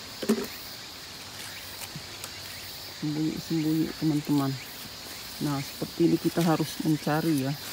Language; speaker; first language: Indonesian; native; Indonesian